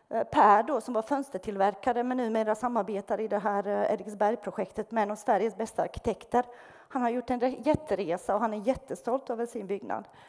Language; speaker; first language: Swedish; non-native, fluent; Bosnian